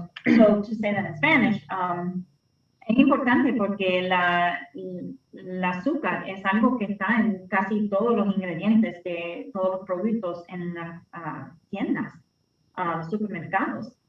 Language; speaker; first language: Spanish; early bilingual, heritage; Spanish